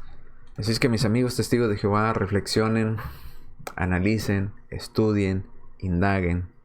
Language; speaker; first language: Spanish; native; Spanish